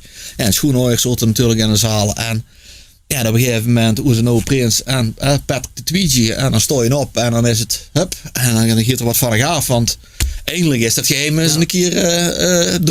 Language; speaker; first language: Dutch; native; Dutch